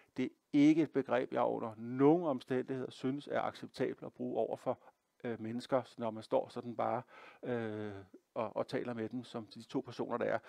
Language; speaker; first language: Danish; native; Danish